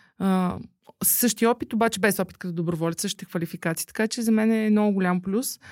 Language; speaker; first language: Bulgarian; native; Bulgarian